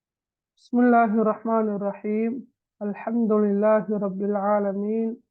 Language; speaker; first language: Arabic; non-native, fluent; Tamil